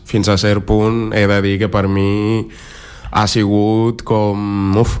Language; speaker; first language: Catalan; early bilingual, other home language; Serer